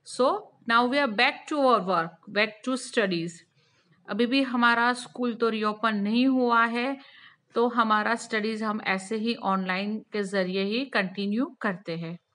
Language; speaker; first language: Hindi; non-native, local second language; Gujarati